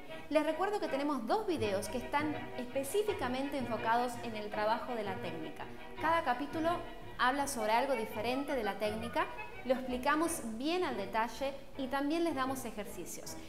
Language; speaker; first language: Spanish; native; Spanish